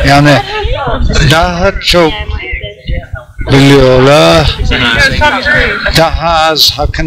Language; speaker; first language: Turkish; non-native, learner; English